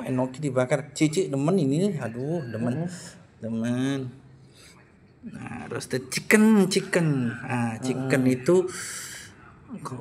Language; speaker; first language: Indonesian; native; Indonesian